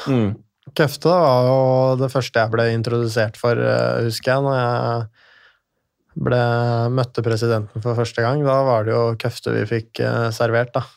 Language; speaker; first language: Norwegian; native; Norwegian